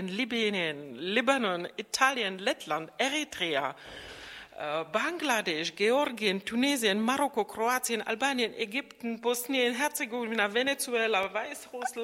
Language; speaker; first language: German; non-native, fluent; Czech